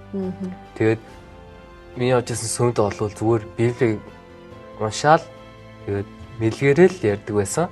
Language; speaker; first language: Mongolian; early bilingual, heritage; Mongolian